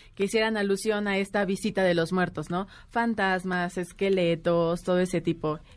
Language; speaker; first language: Spanish; native; Spanish